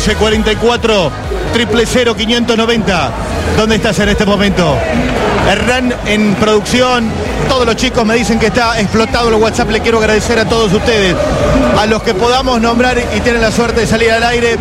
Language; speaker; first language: Spanish; native; Spanish